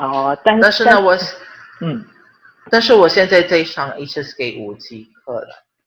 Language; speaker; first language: Chinese; non-native, learner; Filipino